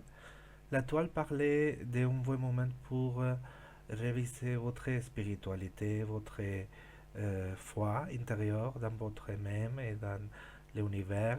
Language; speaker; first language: French; non-native, learner; Spanish